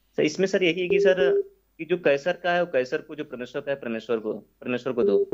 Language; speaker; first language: Hindi; native; Hindi